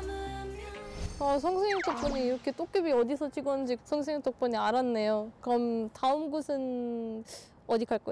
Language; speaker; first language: Korean; non-native, fluent; German